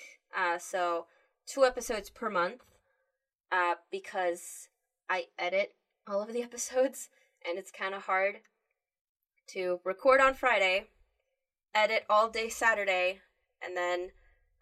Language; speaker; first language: English; early bilingual, other home language; Spanish